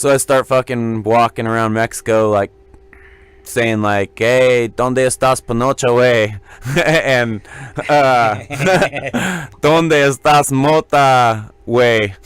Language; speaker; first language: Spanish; non-native, learner; English